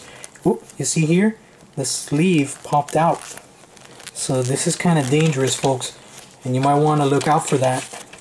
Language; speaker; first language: English; native; English